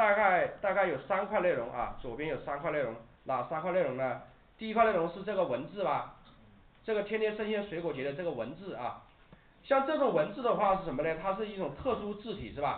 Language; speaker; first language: Chinese; native; Chinese